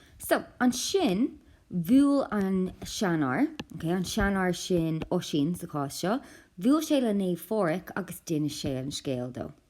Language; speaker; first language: Irish; non-native, local second language; English